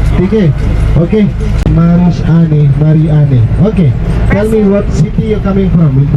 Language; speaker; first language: English; non-native, fluent; Indonesian